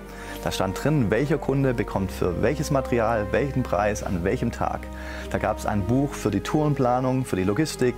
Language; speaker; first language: German; native; German